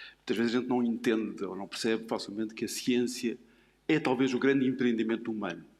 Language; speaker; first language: Portuguese; native; Portuguese